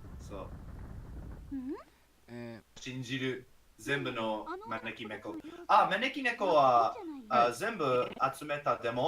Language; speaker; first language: Japanese; non-native, learner; English